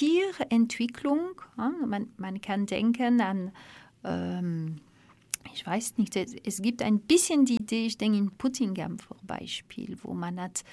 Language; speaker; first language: German; non-native, learner; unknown